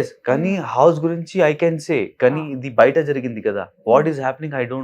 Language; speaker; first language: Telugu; non-native, learner; Hindi